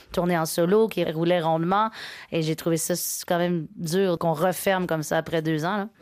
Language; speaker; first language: French; native; French